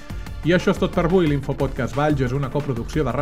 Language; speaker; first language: Catalan; native; Catalan